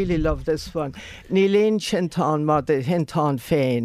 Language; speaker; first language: English; non-native, local second language; Irish